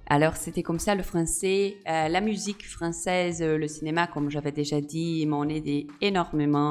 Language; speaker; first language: French; non-native, fluent; Portuguese